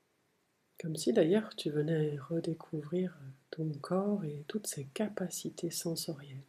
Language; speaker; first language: French; native; French